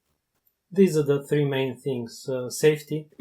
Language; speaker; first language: English; non-native, fluent; Bulgarian